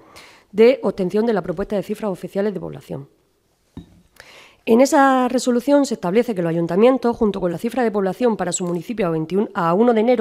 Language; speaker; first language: Spanish; native; Spanish